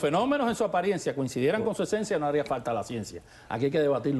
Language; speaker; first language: Spanish; native; Spanish